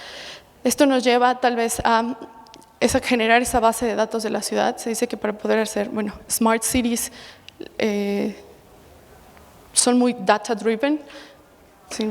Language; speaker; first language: Spanish; native; Spanish